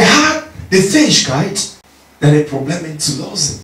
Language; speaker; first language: German; non-native, learner; English